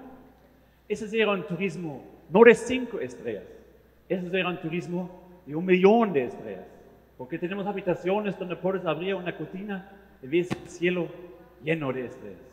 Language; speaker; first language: Spanish; non-native, fluent; German